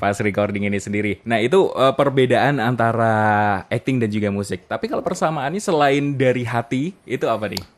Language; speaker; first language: Indonesian; native; Indonesian